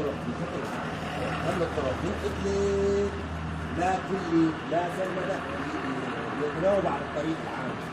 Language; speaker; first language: Arabic; non-native, learner; Uzbek